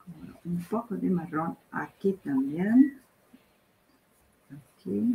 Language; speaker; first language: Spanish; non-native, learner; Italian